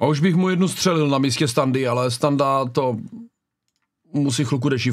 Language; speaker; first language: Czech; native; Czech